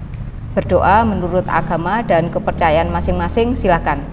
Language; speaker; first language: Malay; native; Malay